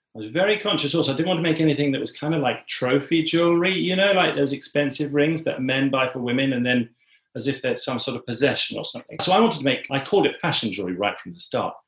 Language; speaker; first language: English; native; English